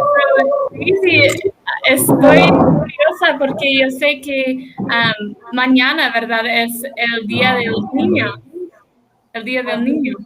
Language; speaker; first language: Spanish; non-native, learner; English